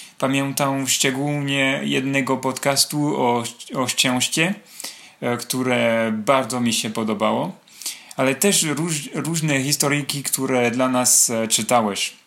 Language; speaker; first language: Polish; non-native, learner; French